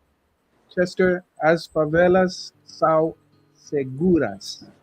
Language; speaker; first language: Portuguese; non-native, learner; English